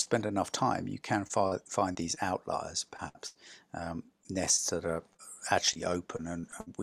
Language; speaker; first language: English; native; English